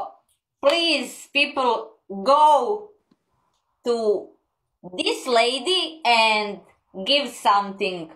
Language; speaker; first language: English; non-native, learner; Croatian